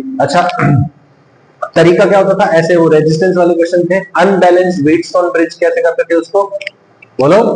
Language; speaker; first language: Hindi; native; Hindi